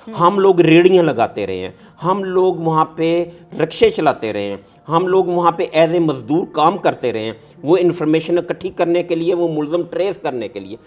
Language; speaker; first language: Urdu; non-native, local second language; Punjabi